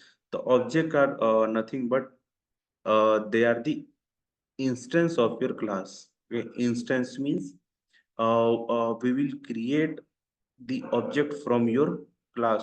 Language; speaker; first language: English; non-native, local second language; Hindi